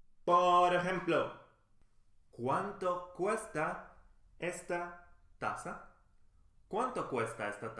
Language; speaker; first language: Spanish; non-native, fluent; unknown